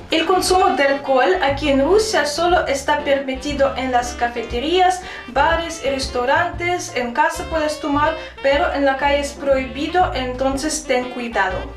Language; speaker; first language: Spanish; non-native, fluent; Russian